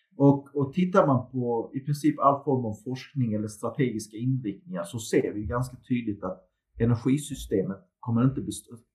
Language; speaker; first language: Swedish; early bilingual, other home language; Turkish